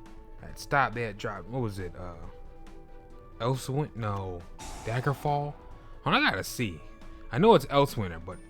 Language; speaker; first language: English; native; English